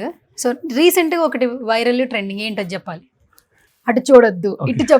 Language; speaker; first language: Telugu; native; Telugu